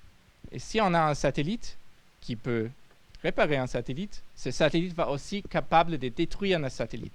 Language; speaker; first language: French; non-native, fluent; German